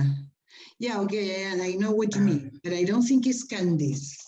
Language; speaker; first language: English; non-native, fluent; Spanish